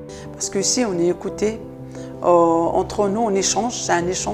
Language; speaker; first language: French; non-native, local second language; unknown